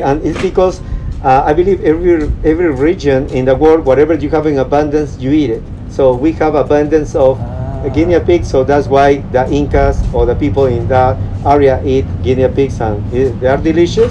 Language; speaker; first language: English; non-native, fluent; Spanish